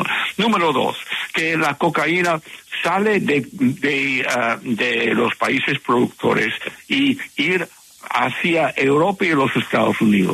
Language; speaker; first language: Spanish; non-native, fluent; English